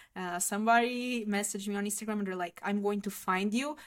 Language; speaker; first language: English; non-native, fluent; Portuguese